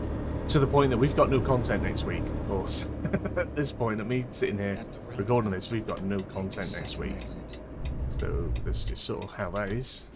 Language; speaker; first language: English; native; English